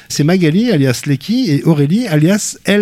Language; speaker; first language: French; native; French